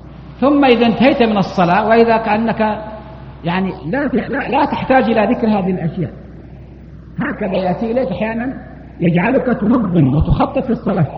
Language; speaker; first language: Arabic; native; Arabic